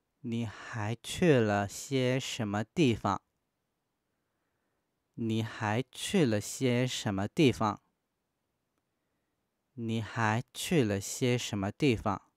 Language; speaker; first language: Chinese; non-native, fluent; Korean